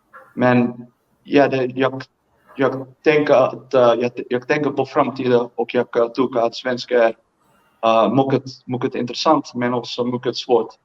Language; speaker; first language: Swedish; non-native, learner; Dutch